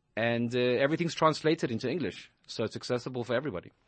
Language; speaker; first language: English; native; English